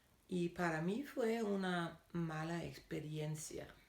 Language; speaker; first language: Spanish; non-native, fluent; Danish